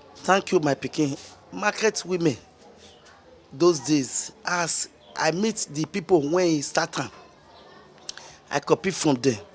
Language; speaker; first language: Nigerian Pidgin; non-native, local second language; Bini